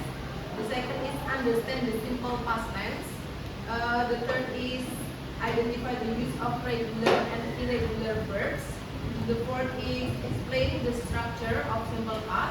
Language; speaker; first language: English; non-native, fluent; Indonesian